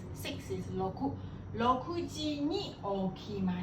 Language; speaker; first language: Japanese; non-native, fluent; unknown